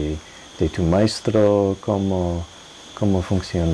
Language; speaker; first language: Spanish; non-native, fluent; English